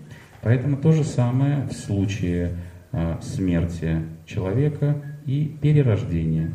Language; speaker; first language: Russian; native; Russian